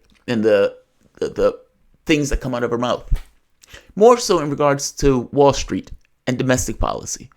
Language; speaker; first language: English; native; English